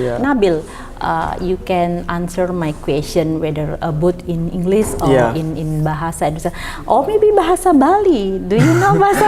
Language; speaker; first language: English; non-native, fluent; Indonesian